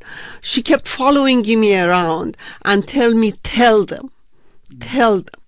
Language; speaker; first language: English; non-native, fluent; Persian